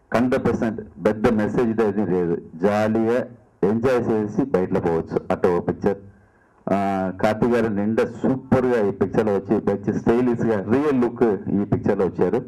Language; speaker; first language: Telugu; non-native, learner; Tamil